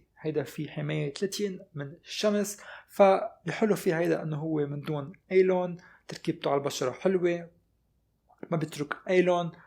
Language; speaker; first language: Arabic; native; Arabic